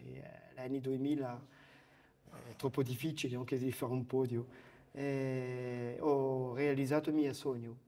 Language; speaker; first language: Italian; non-native, fluent; French